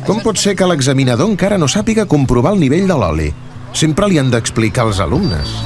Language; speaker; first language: Catalan; native; Catalan